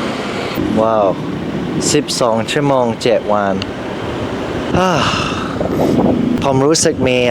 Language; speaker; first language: Thai; non-native, learner; English